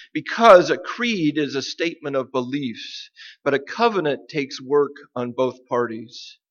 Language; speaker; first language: English; native; English